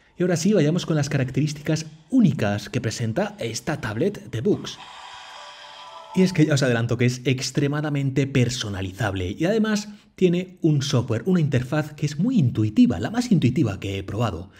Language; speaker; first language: Spanish; native; Spanish